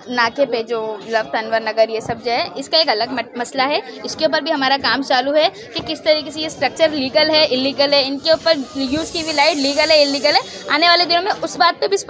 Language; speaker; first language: Hindi; native; Hindi